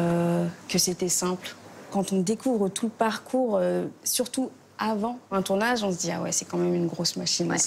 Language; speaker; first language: French; native; French